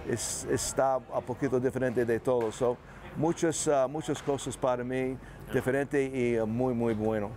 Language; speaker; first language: Spanish; non-native, learner; English